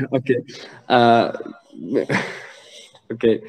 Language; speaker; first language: English; non-native, learner; Arabic